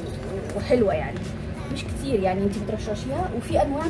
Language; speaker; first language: Arabic; native; Arabic